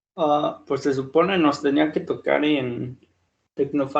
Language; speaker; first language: Spanish; native; Spanish